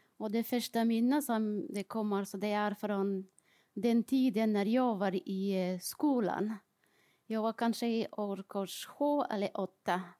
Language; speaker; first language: Swedish; non-native, fluent; Persian